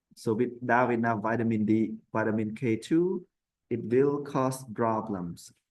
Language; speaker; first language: English; non-native, fluent; Khmer